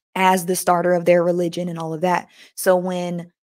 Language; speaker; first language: English; native; English